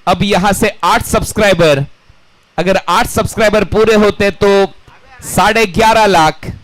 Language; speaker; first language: Hindi; non-native, local second language; Marathi